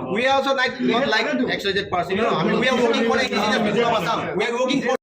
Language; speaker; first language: English; non-native, local second language; Assamese